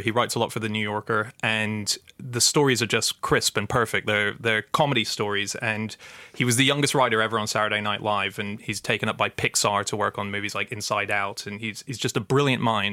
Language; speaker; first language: English; native; English